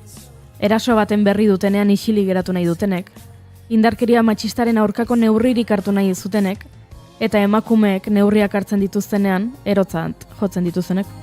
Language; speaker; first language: Basque; native; Basque